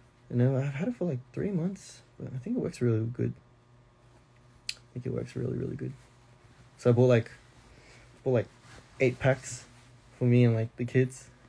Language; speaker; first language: English; early bilingual, other home language; Korean